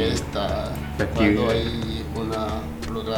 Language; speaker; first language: Spanish; non-native, learner; Haitian Creole